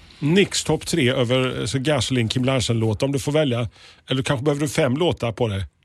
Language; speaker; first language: Swedish; native; Swedish